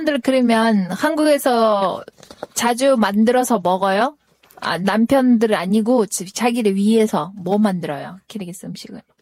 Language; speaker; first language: Korean; non-native, fluent; Kyrgyz